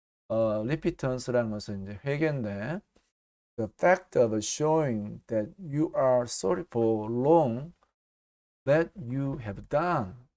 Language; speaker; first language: English; non-native, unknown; Korean